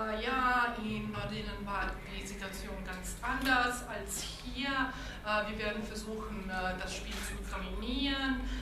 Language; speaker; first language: German; non-native, local second language; Bosnian